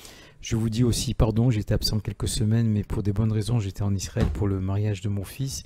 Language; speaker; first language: French; native; French